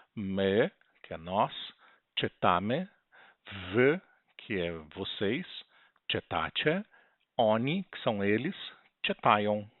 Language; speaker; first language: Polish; non-native, learner; Portuguese